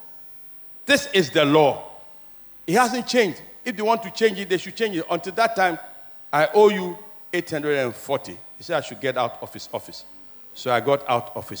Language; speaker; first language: English; non-native, local second language; Ewe